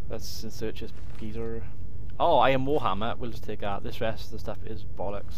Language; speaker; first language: English; native; English